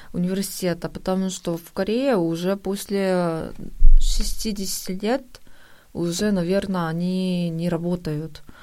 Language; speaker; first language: Russian; non-native, fluent; Korean